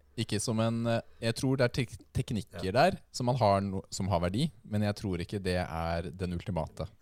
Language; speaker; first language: Norwegian; native; Norwegian